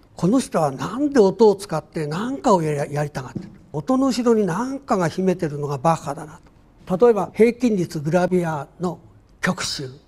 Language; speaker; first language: Japanese; native; Japanese